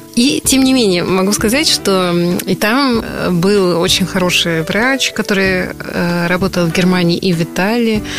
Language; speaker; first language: Russian; non-native, fluent; German